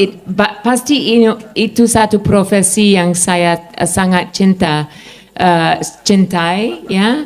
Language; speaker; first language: Indonesian; non-native, fluent; English